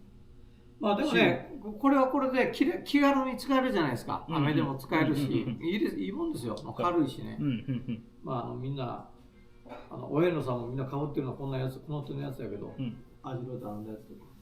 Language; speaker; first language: Japanese; native; Japanese